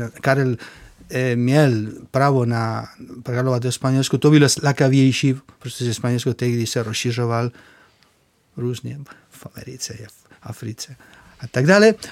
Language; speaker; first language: Czech; non-native, fluent; Spanish